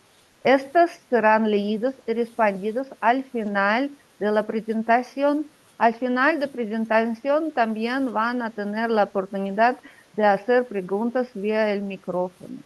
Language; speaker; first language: Spanish; non-native, learner; Russian